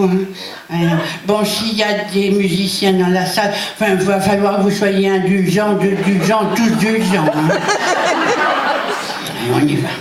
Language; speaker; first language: French; native; French